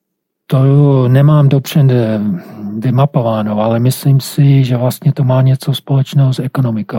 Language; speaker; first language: Czech; non-native, fluent; English